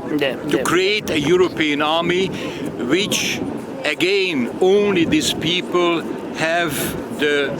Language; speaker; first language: English; non-native, fluent; Hungarian